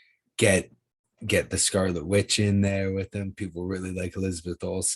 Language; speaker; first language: English; native; English